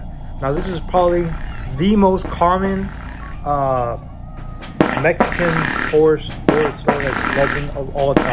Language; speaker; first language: English; early bilingual, other home language; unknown